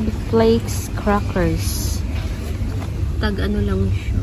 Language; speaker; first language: Filipino; native; Filipino